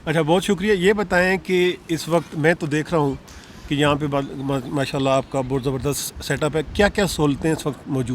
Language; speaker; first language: Urdu; native; Urdu